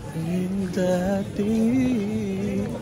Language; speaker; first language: English; non-native, local second language; Filipino